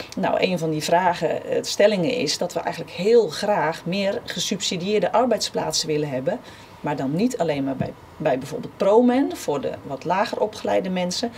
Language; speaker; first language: Dutch; native; Dutch